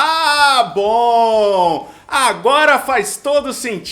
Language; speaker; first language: Portuguese; native; Portuguese